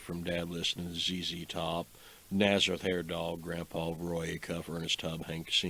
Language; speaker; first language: English; native; English